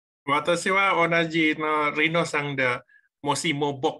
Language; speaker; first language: Japanese; non-native, learner; Indonesian